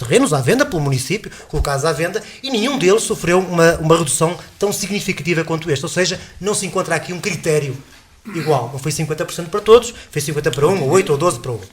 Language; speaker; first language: Portuguese; native; Portuguese